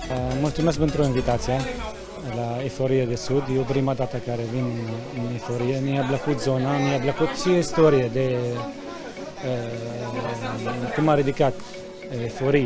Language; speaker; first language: Romanian; non-native, fluent; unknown